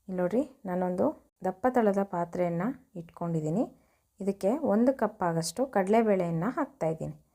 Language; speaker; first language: Kannada; native; Kannada